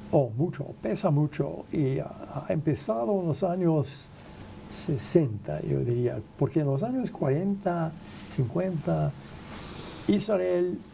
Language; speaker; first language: Spanish; non-native, fluent; English